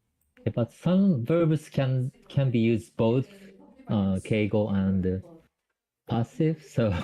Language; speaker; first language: English; non-native, fluent; Japanese